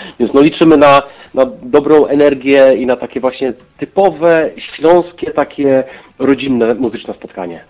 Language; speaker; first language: Polish; native; Polish